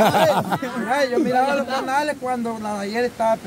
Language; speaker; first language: Spanish; native; Spanish